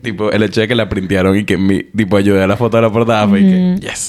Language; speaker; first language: Spanish; early bilingual, heritage; Spanish